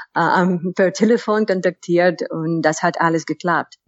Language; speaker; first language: German; non-native, fluent; Russian